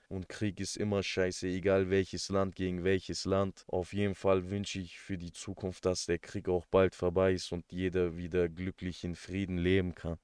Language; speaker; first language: German; early bilingual, other home language; Turkish